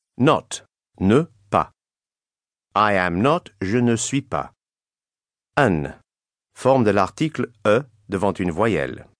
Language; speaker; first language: French; native; French